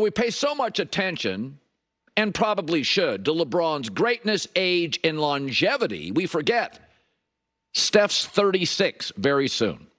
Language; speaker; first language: English; native; English